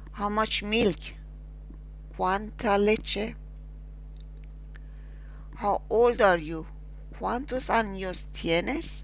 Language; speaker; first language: Spanish; non-native, fluent; Persian